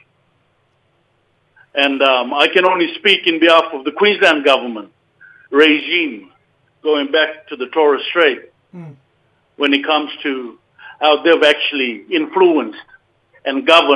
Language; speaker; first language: English; native; English